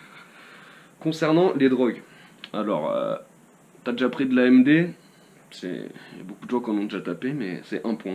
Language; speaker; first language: French; native; French